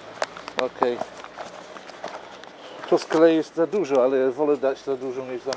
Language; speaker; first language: Polish; non-native, learner; English